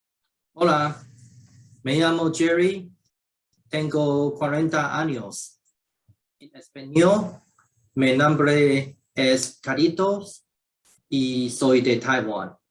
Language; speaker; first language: Spanish; non-native, learner; Chinese